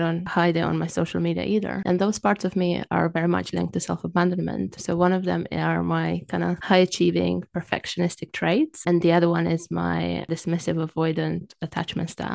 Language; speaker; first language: English; non-native, fluent; Romanian